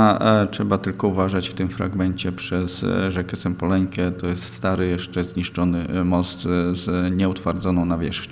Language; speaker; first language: Polish; native; Polish